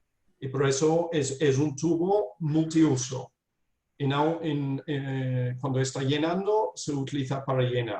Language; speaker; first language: Spanish; non-native, fluent; English